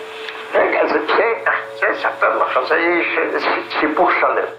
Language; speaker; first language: Hebrew; non-native, fluent; Polish